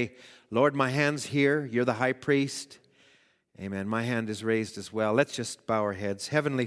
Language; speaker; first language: English; native; English